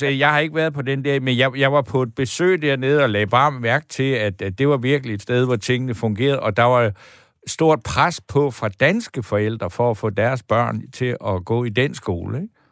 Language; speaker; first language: Danish; native; Danish